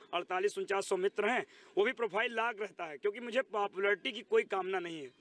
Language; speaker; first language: Hindi; native; Hindi